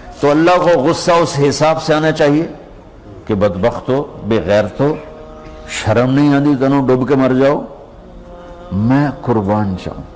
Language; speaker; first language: Urdu; non-native, local second language; Punjabi